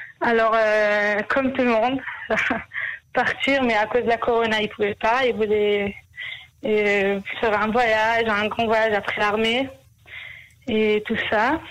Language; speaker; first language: French; early bilingual, heritage; Hebrew